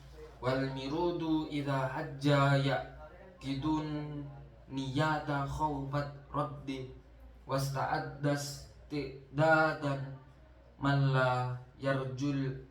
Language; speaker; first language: Arabic; non-native, learner; Indonesian